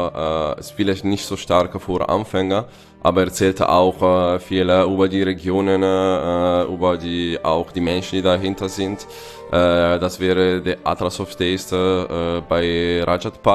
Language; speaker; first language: German; non-native, fluent; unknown